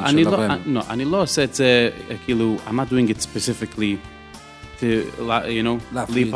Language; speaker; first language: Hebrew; early bilingual, heritage; English